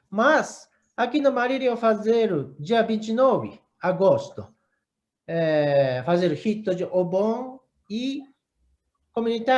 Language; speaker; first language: Portuguese; non-native, learner; Japanese